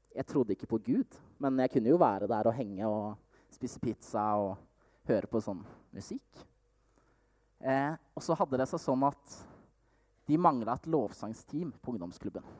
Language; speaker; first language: Norwegian; native; Norwegian